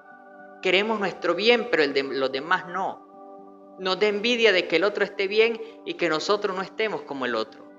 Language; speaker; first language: Spanish; native; Spanish